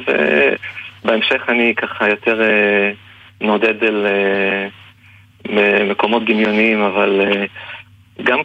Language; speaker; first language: Hebrew; native; Hebrew